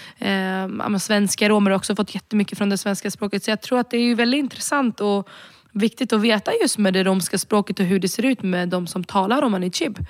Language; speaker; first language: Swedish; early bilingual, other home language; Romany